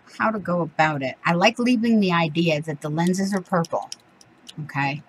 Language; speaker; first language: English; native; English